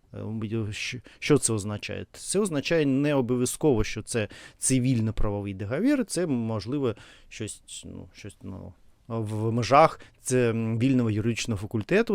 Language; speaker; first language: Ukrainian; non-native, learner; Russian